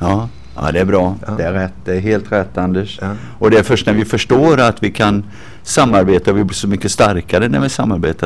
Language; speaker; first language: Swedish; native; Swedish